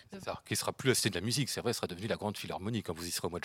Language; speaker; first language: French; native; French